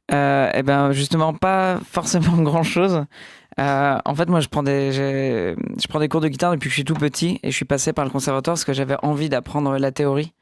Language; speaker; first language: French; native; French